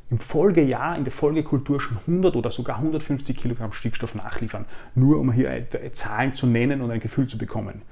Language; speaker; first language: German; native; German